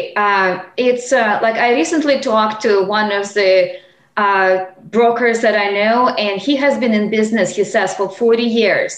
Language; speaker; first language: English; non-native, fluent; Russian